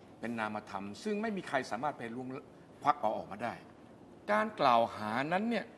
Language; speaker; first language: Thai; native; Thai